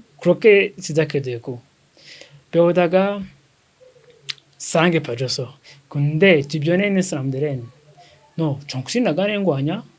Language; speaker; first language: Korean; non-native, fluent; Kinyarwanda